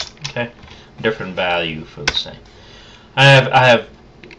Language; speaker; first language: English; native; English